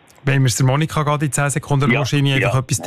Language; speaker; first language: German; native; German